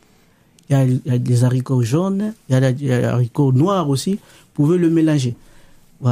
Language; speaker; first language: French; non-native, local second language; Lingala